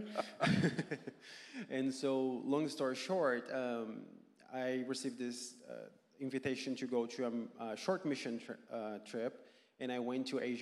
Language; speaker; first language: English; non-native, fluent; Portuguese